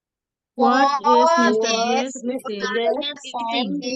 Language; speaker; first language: English; non-native, learner; Indonesian